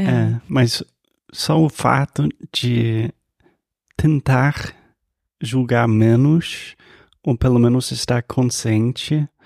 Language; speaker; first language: Portuguese; non-native, fluent; English